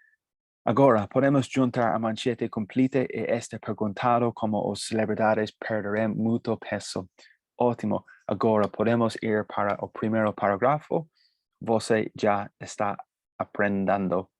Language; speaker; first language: Portuguese; non-native, fluent; Spanish